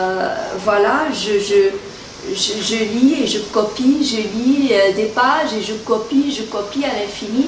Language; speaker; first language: French; non-native, local second language; Arabic